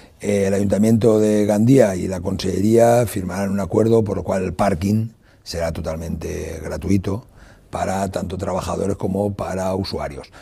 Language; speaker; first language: Spanish; non-native, local second language; Catalan